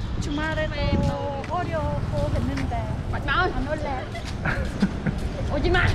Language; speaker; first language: Korean; non-native, learner; Khmer